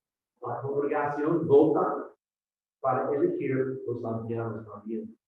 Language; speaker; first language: Spanish; non-native, fluent; English